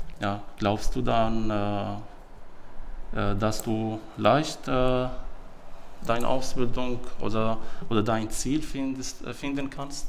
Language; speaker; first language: German; non-native, learner; Arabic